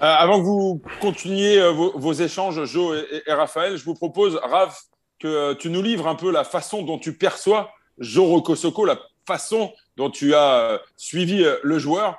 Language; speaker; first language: French; native; French